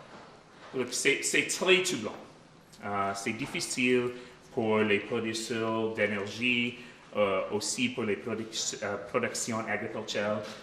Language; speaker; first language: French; non-native, local second language; English